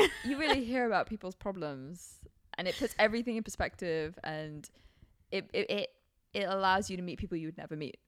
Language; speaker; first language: English; non-native, local second language; Cantonese